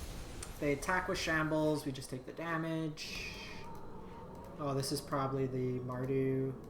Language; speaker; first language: English; native; English